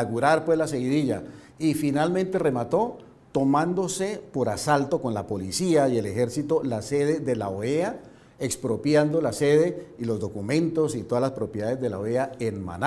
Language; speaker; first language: Spanish; native; Spanish